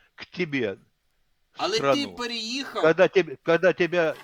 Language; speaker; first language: Ukrainian; non-native, learner; Russian